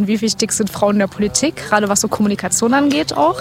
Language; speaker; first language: German; native; German